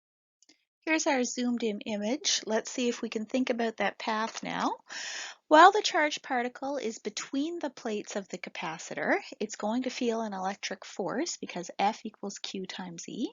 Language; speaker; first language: English; native; English